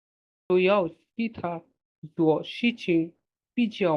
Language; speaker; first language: Chinese; non-native, learner; Bangla